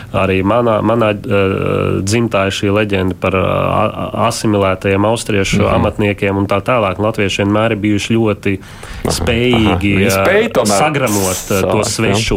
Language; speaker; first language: Latvian; native; Latvian